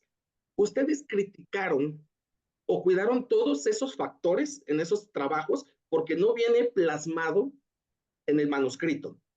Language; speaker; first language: Spanish; native; Spanish